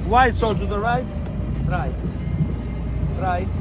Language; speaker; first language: English; non-native, fluent; Italian